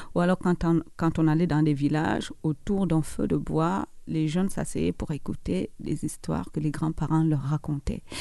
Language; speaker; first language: French; non-native, local second language; Fula